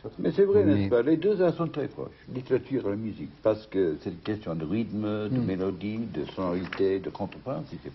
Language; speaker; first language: French; non-native, fluent; English